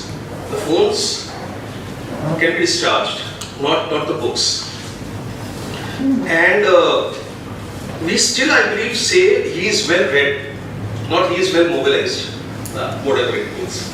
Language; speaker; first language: English; non-native, local second language; Hindi